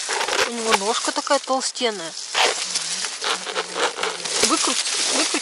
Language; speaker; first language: Russian; native; Russian